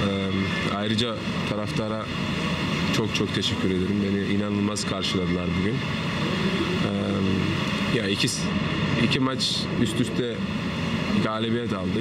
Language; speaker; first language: Turkish; early bilingual, heritage; Turkish